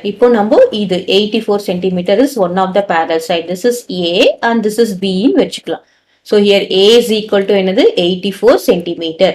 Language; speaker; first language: Tamil; native; Tamil